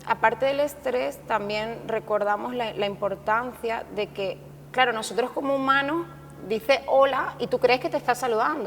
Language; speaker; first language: Spanish; native; Spanish